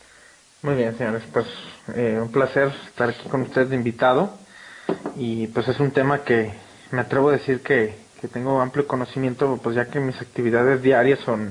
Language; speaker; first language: Spanish; native; Spanish